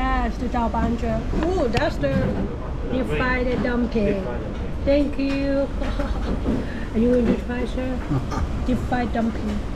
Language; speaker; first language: English; non-native, local second language; Cantonese